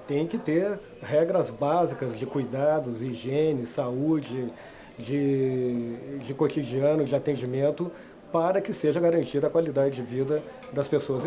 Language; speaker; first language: Portuguese; native; Portuguese